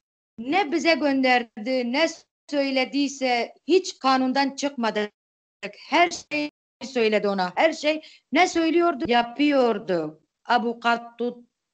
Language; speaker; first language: Turkish; non-native, local second language; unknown